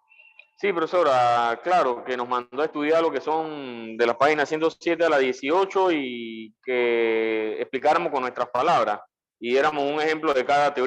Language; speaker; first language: Spanish; native; Spanish